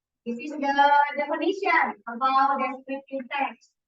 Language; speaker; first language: English; non-native, fluent; Indonesian